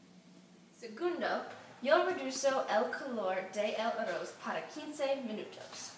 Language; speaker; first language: Spanish; non-native, learner; English